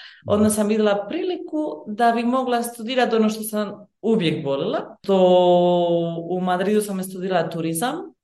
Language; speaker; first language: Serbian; early bilingual, heritage; Bosnian